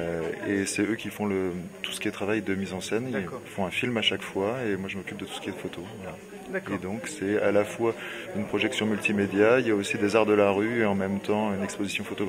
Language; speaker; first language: French; native; French